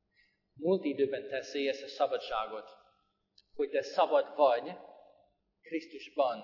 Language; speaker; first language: Hungarian; non-native, fluent; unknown